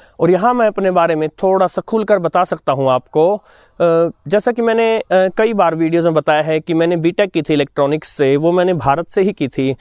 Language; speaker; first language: Hindi; native; Hindi